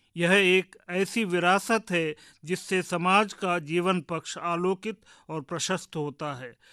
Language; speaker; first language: Hindi; native; Hindi